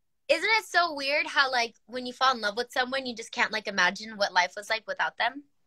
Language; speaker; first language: English; early bilingual, other home language; Spanish